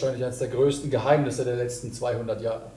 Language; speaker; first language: German; native; German